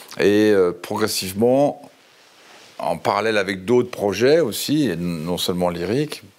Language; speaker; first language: French; native; French